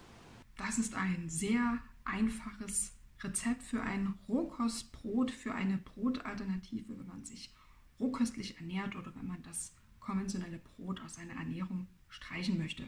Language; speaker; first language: German; native; German